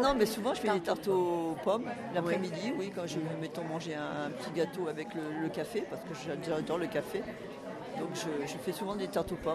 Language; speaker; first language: French; native; French